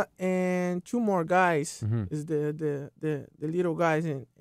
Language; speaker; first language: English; non-native, learner; Portuguese